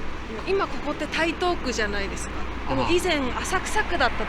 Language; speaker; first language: Japanese; native; Japanese